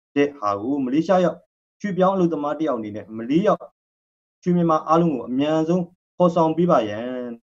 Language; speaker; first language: Burmese; native; Burmese